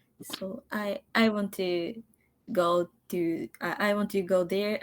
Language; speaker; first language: English; non-native, learner; Japanese